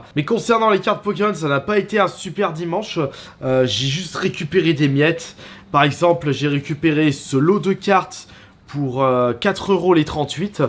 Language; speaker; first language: French; native; French